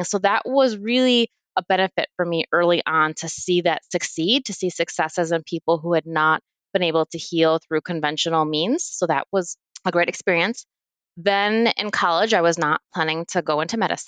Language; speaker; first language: English; native; English